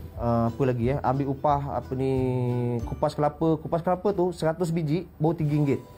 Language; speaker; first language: Malay; native; Malay